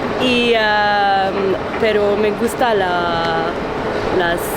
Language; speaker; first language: Spanish; non-native, learner; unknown